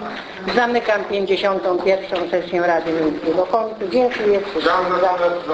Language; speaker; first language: Polish; native; Polish